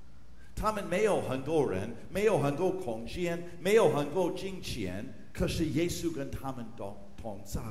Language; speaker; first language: Chinese; non-native, fluent; English